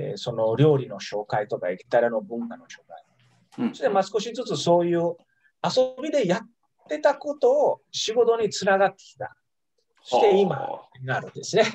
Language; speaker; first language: Japanese; non-native, fluent; Italian